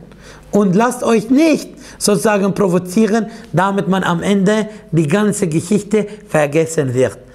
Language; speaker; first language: German; non-native, fluent; Arabic